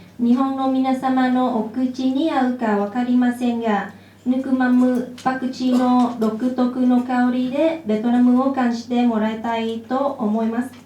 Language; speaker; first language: Japanese; non-native, fluent; Vietnamese